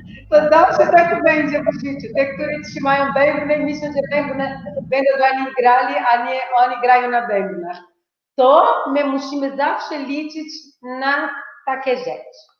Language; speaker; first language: Polish; non-native, fluent; Portuguese